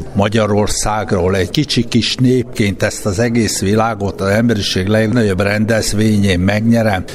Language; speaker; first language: Hungarian; native; Hungarian